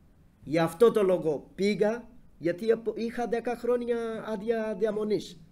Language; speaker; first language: Greek; non-native, fluent; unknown